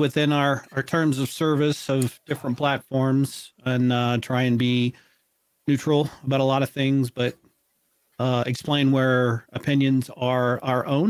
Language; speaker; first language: English; native; English